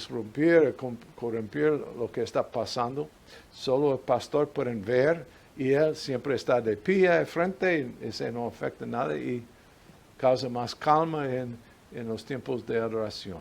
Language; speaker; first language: Spanish; non-native, fluent; English